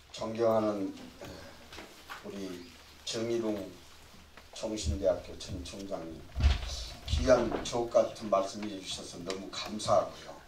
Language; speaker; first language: Korean; native; Korean